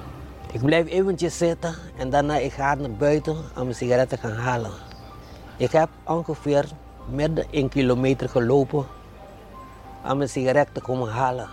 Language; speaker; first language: Dutch; non-native, fluent; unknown